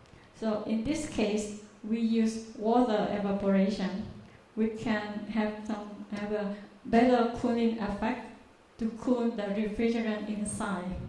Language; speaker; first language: English; non-native, learner; Vietnamese